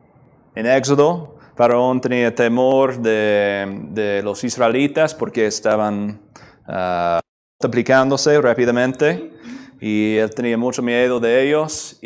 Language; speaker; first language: Spanish; non-native, fluent; English